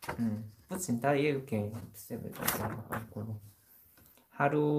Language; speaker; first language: Romanian; non-native, fluent; Korean